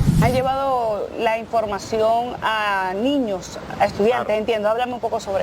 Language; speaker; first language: Spanish; native; Spanish